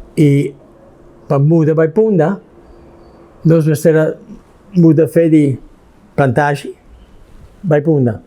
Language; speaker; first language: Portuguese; non-native, learner; Papiamento